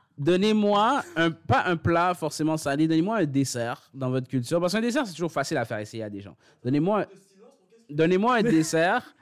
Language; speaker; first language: French; early bilingual, other home language; Haitian Creole